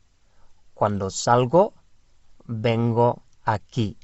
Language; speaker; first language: Spanish; non-native, fluent; English